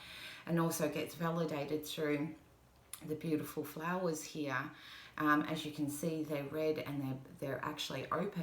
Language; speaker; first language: English; native; English